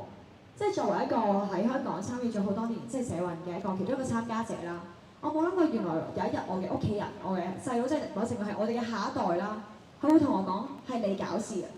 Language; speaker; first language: Cantonese; native; Cantonese